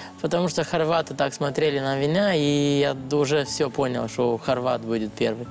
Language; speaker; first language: Russian; non-native, learner; Romanian